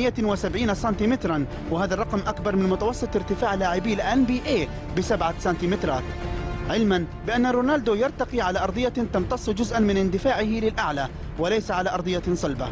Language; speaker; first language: Arabic; native; Arabic